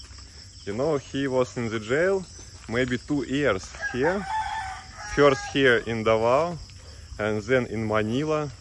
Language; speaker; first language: English; non-native, learner; Russian